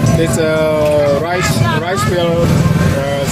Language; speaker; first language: English; non-native, learner; Khmer